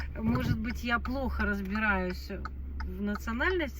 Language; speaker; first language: Russian; native; Russian